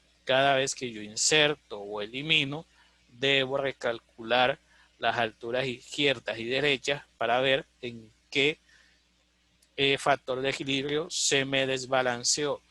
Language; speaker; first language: Spanish; native; Spanish